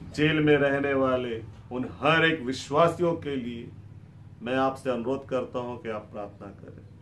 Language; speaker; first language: Hindi; native; Hindi